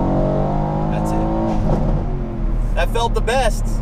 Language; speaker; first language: English; native; English